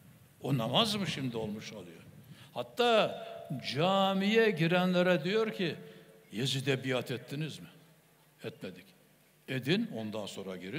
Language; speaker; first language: Turkish; native; Turkish